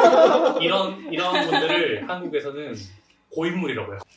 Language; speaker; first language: Korean; native; Korean